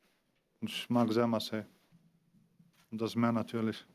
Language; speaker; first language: German; early bilingual, other home language; Greek